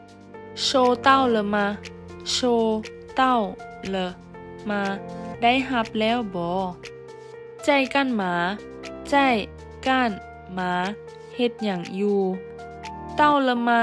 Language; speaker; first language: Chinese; non-native, fluent; Lao